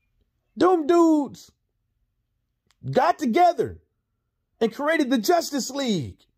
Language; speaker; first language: English; native; English